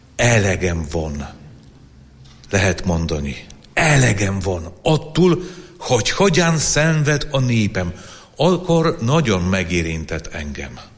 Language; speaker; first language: Hungarian; non-native, fluent; Polish